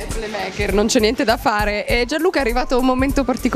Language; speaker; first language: Italian; native; Italian